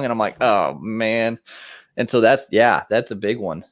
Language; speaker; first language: English; native; English